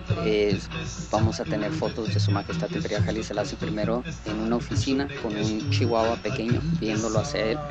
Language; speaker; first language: Spanish; early bilingual, heritage; Spanish